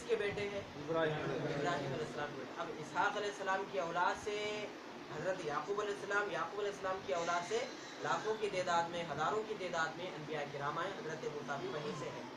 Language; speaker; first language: Urdu; native; Urdu